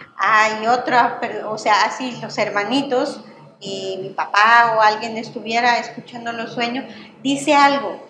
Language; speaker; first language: Spanish; non-native, local second language; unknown